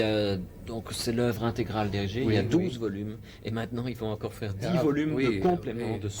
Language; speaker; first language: French; native; French